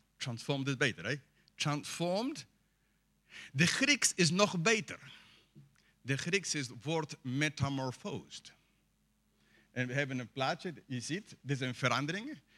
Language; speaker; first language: Dutch; non-native, fluent; English